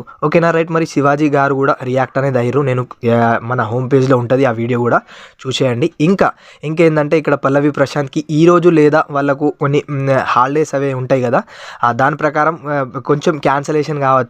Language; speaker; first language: Telugu; native; Telugu